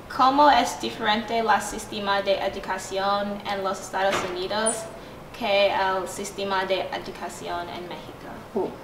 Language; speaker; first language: Spanish; non-native, learner; English